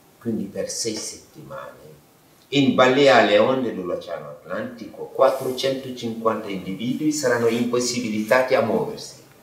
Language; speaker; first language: Italian; non-native, fluent; Wolof